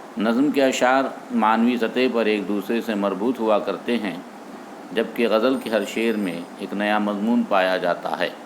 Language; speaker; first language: Urdu; native; Urdu